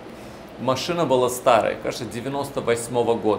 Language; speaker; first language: Russian; early bilingual, heritage; Russian